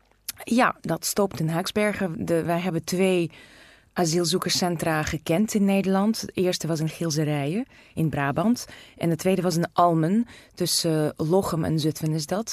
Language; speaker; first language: Dutch; non-native, fluent; Russian